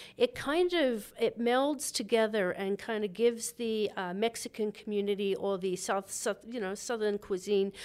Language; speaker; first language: English; native; English